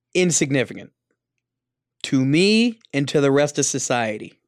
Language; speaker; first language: English; early bilingual, other home language; Italian